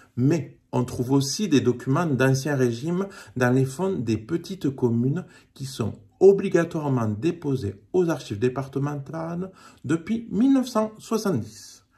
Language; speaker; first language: French; native; French